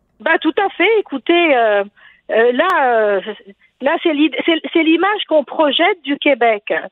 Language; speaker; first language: French; non-native, local second language; Arabic